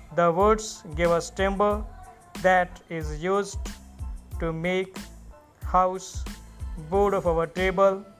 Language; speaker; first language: English; non-native, local second language; Punjabi